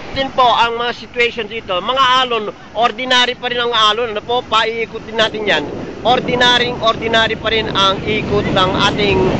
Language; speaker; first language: Filipino; non-native, local second language; Iloko